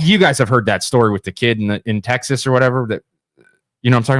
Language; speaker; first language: English; native; English